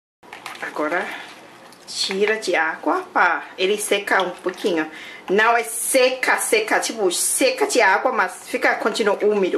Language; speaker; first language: Portuguese; non-native, learner; Thai